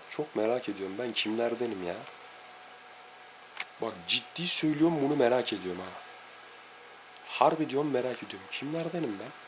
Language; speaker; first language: Turkish; native; Turkish